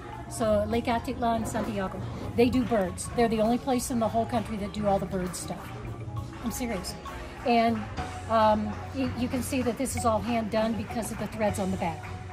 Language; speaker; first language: English; native; English